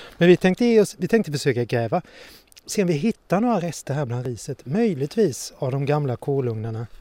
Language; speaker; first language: Swedish; native; Swedish